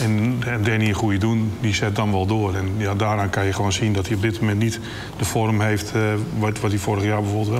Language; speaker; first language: Dutch; native; Dutch